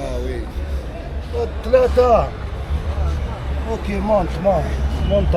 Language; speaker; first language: French; non-native, learner; Arabic